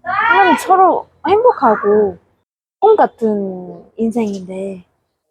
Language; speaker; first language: Korean; non-native, fluent; Vietnamese